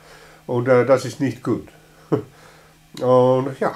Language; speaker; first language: German; non-native, learner; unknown